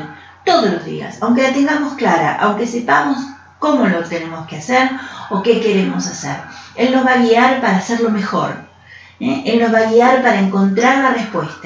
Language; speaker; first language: Spanish; native; Spanish